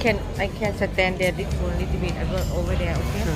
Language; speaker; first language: English; non-native, learner; Thai